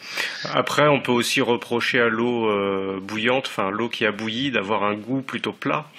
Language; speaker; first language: French; native; French